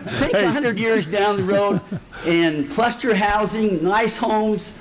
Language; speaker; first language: English; native; English